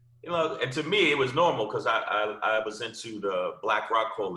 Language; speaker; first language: English; native; English